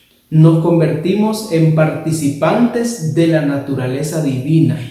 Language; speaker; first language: Spanish; native; Spanish